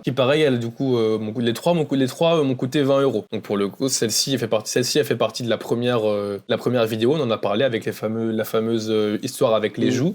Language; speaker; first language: French; native; French